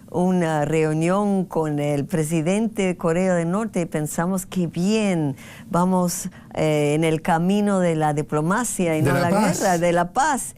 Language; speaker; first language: Spanish; non-native, fluent; English